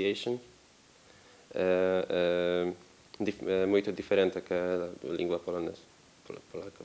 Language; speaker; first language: Portuguese; non-native, learner; Polish